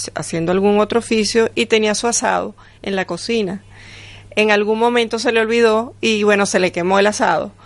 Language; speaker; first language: Spanish; native; Spanish